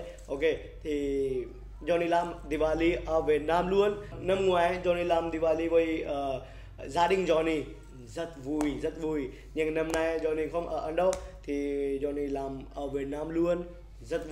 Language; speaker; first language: Vietnamese; non-native, learner; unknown